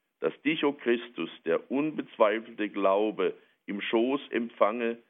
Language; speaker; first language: German; native; German